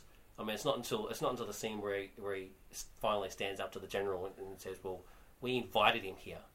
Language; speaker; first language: English; native; English